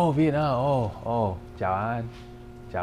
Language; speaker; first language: Vietnamese; non-native, learner; English